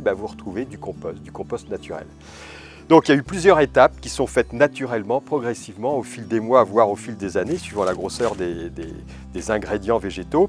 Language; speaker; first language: French; native; French